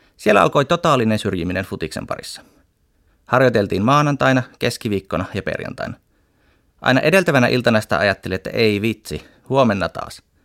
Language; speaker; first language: Finnish; native; Finnish